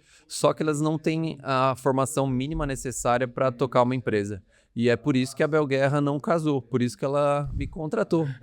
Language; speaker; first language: Portuguese; native; Portuguese